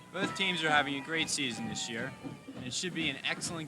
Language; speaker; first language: English; native; English